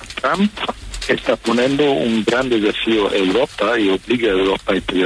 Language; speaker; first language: Spanish; non-native, fluent; Italian